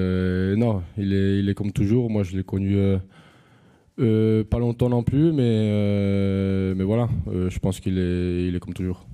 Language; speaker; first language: French; non-native, fluent; Spanish